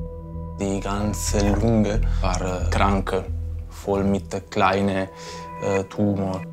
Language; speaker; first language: German; non-native, learner; Italian